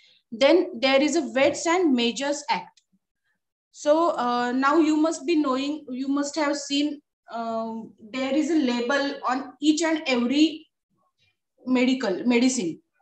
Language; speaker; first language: English; non-native, local second language; Marathi